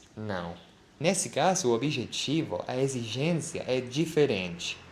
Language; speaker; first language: Portuguese; non-native, fluent; Spanish